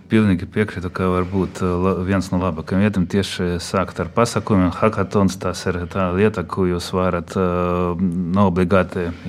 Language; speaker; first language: Latvian; non-native, local second language; Russian